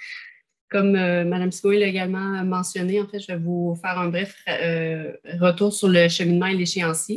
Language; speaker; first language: French; native; French